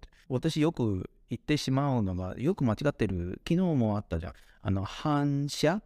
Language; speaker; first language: Japanese; non-native, fluent; Chinese